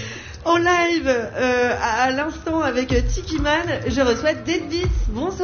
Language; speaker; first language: French; native; French